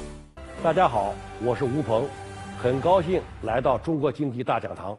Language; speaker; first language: Chinese; native; Chinese